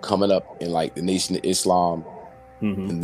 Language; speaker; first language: English; native; English